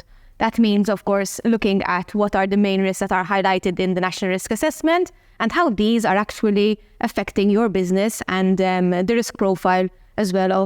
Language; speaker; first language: English; non-native, local second language; Maltese